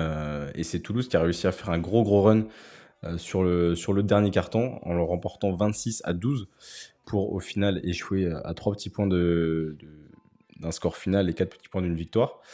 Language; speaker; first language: French; native; French